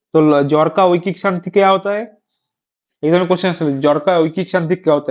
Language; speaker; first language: Hindi; non-native, local second language; Bangla